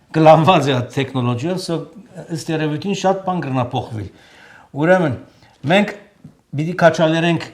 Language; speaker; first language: Armenian; native; Armenian